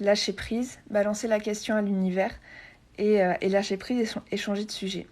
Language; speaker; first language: French; native; French